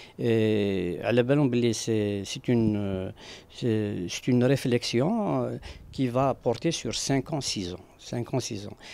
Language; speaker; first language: French; non-native, local second language; Arabic